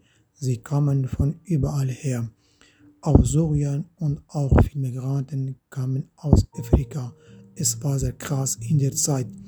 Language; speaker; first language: German; non-native, fluent; Arabic